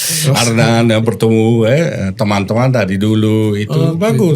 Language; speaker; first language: Indonesian; non-native, learner; Dutch